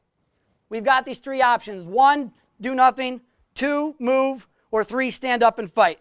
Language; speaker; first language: English; native; English